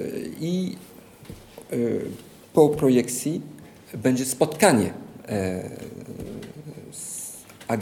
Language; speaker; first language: Polish; non-native, fluent; French